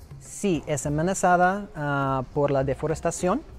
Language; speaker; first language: Spanish; non-native, fluent; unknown